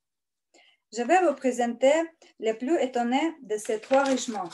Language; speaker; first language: French; non-native, learner; Russian